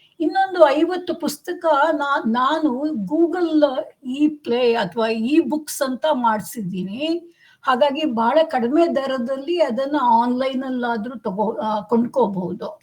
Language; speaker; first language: Kannada; native; Kannada